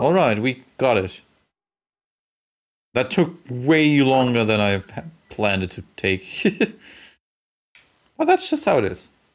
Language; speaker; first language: English; non-native, fluent; German